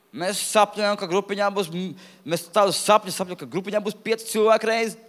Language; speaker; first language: Latvian; non-native, local second language; Russian